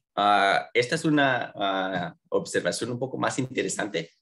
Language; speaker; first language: Spanish; early bilingual, heritage; Spanish